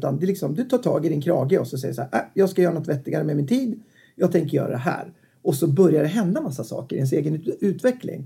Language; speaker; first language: Swedish; native; Swedish